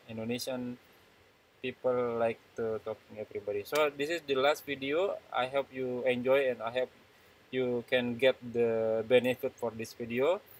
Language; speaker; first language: English; non-native, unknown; Indonesian